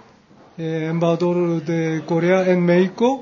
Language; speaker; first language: Spanish; non-native, fluent; Korean